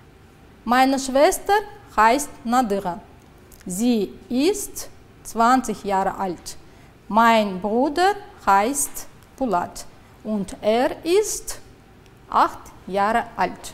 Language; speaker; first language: German; non-native, fluent; Uzbek